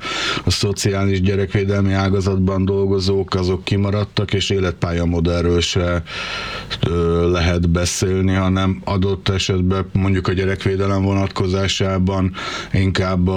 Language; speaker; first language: Hungarian; native; Hungarian